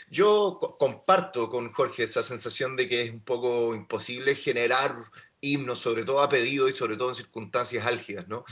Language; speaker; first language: Spanish; native; Spanish